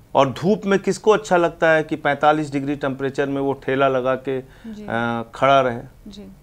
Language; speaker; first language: Hindi; native; Hindi